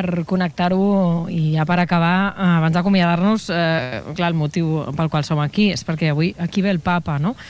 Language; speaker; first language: Catalan; native; Catalan